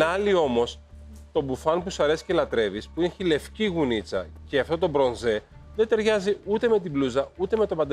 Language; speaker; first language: Greek; native; Greek